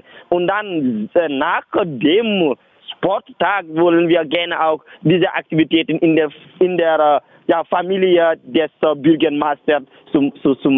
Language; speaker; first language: German; non-native, learner; Bambara